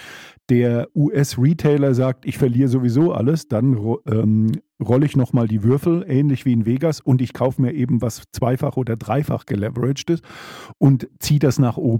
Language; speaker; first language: German; native; German